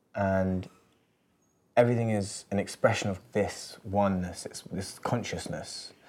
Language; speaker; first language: English; native; English